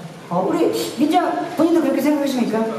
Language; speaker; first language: Korean; native; Korean